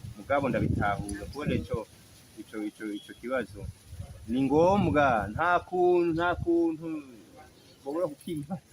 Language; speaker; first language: Rundi; early bilingual, heritage; Rundi